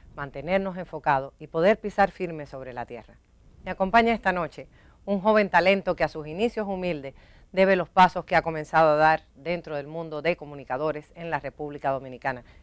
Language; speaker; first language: Spanish; native; Spanish